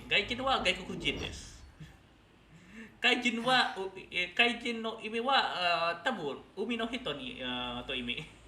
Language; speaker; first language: Japanese; non-native, learner; Indonesian